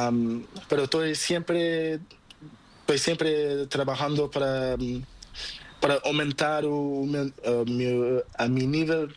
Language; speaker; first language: Spanish; non-native, learner; Portuguese